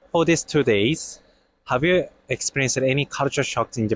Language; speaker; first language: English; non-native, fluent; Japanese